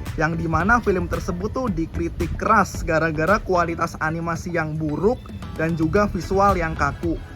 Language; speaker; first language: Indonesian; native; Indonesian